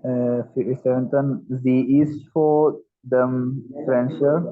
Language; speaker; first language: German; non-native, learner; Malayalam